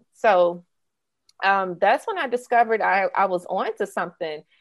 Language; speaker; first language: English; native; English